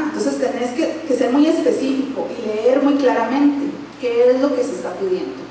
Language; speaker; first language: Spanish; native; Spanish